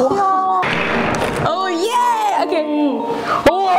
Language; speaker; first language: Korean; non-native, fluent; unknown